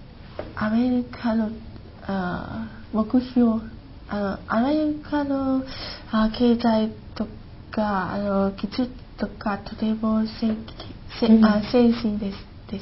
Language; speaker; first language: Japanese; non-native, learner; Chinese